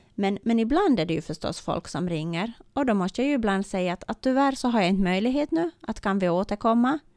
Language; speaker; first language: Swedish; native; Swedish